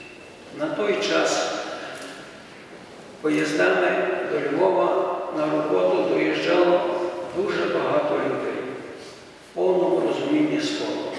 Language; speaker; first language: Ukrainian; native; Ukrainian